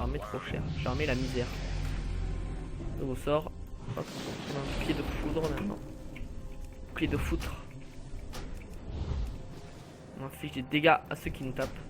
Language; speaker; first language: French; native; French